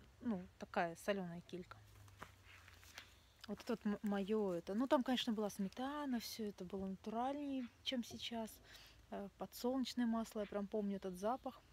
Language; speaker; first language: Russian; native; Russian